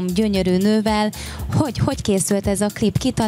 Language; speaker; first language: Hungarian; native; Hungarian